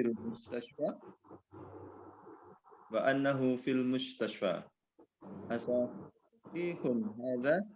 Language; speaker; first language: Arabic; non-native, learner; Indonesian